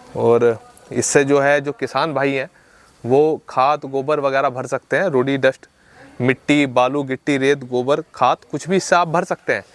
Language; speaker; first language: Hindi; native; Hindi